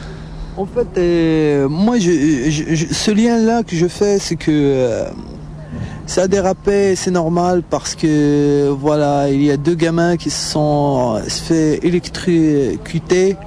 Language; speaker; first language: French; non-native, local second language; Arabic